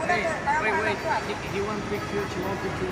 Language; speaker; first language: English; non-native, learner; Spanish